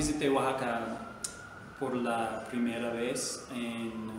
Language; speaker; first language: Spanish; non-native, learner; English